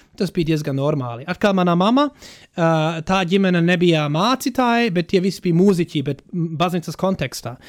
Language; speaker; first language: Latvian; non-native, fluent; German